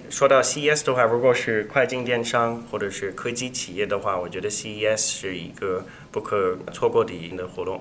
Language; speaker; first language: Chinese; non-native, fluent; English